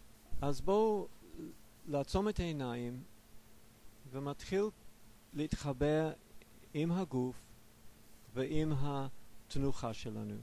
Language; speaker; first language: Hebrew; non-native, fluent; English